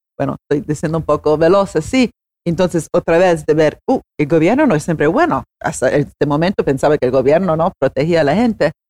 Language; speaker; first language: Spanish; non-native, fluent; Italian